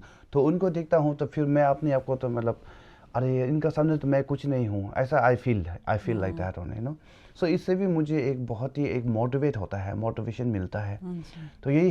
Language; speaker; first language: Hindi; non-native, local second language; Tibetan